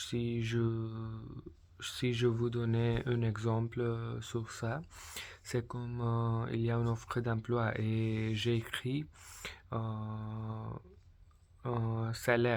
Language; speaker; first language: French; non-native, learner; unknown